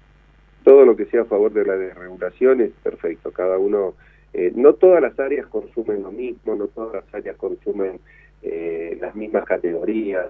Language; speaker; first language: Spanish; native; Spanish